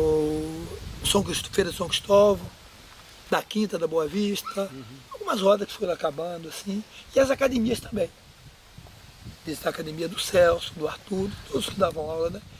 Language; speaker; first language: Portuguese; native; Portuguese